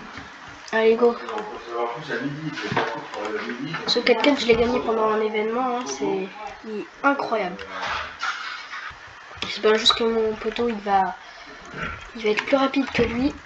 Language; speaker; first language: French; native; French